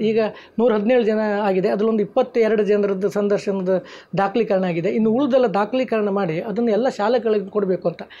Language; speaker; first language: Kannada; native; Kannada